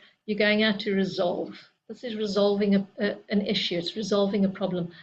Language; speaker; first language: English; native; English